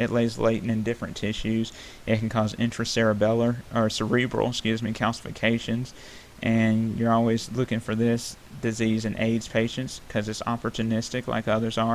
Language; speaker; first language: English; native; English